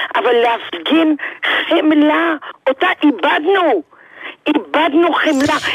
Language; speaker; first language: Hebrew; early bilingual, other home language; Arabic